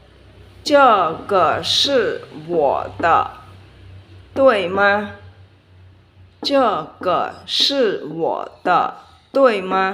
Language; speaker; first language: Chinese; non-native, fluent; Khmer